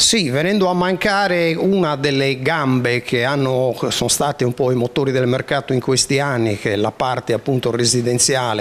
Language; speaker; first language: Italian; native; Italian